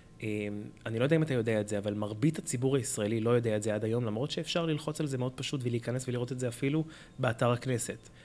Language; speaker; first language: Hebrew; early bilingual, other home language; Arabic